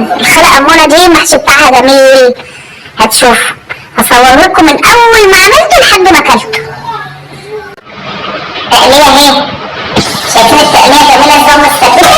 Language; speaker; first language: Arabic; native; Arabic